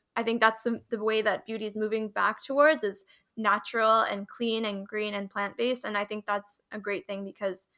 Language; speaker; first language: English; early bilingual, other home language; Hindi